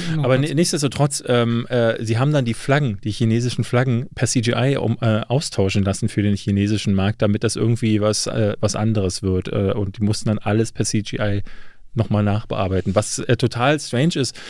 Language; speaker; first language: German; native; German